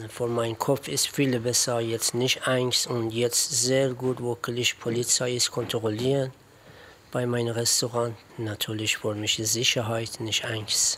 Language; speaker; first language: German; non-native, learner; Persian